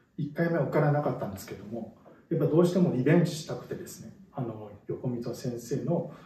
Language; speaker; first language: Japanese; non-native, fluent; Chinese